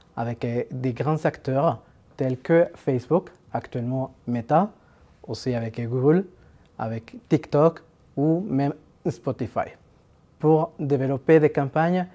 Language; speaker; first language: French; non-native, fluent; Spanish